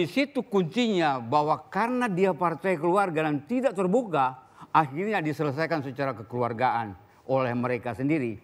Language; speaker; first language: Indonesian; native; Indonesian